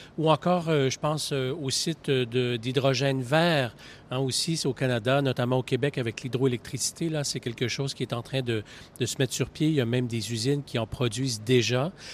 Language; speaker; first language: French; native; French